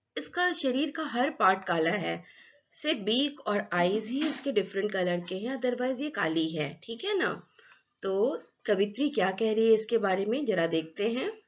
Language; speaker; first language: Hindi; non-native, local second language; Assamese